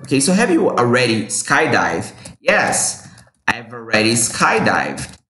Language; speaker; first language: English; non-native, fluent; Portuguese